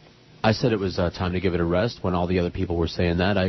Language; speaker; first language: English; native; English